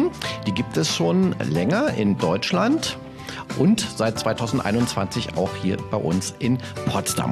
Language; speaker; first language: German; native; German